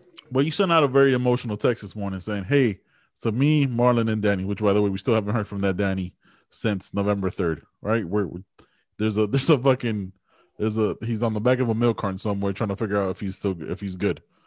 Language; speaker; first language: English; early bilingual, other home language; Spanish